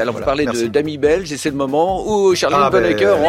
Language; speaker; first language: French; native; French